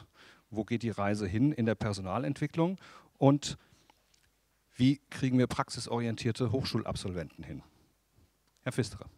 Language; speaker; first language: German; native; German